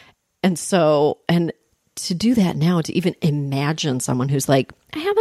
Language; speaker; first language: English; native; English